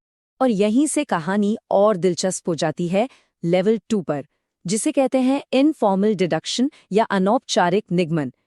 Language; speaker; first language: Hindi; native; Hindi